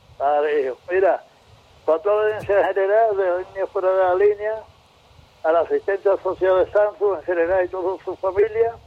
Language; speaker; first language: Spanish; native; Spanish